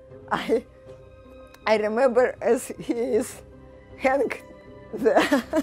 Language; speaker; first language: English; non-native, learner; Ukrainian